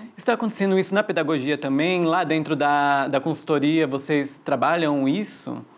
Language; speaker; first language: Portuguese; native; Portuguese